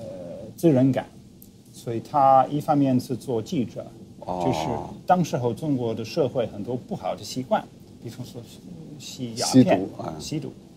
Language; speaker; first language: Chinese; non-native, fluent; English